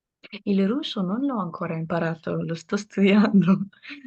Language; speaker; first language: Italian; non-native, fluent; Macedonian